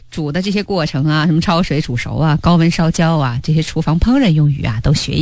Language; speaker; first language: Chinese; native; Chinese